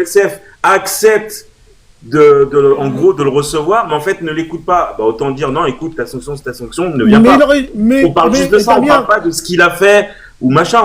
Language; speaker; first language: French; native; French